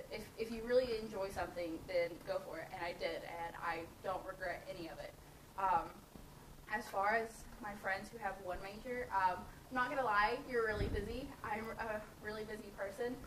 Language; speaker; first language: English; native; English